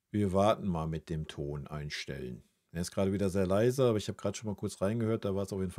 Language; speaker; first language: German; native; German